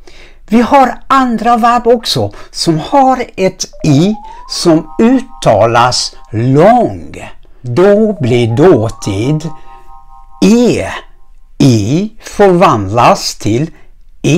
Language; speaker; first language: Swedish; non-native, fluent; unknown